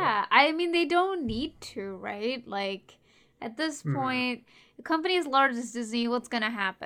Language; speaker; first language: English; native; English